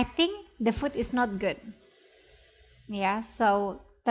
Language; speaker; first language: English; non-native, fluent; Indonesian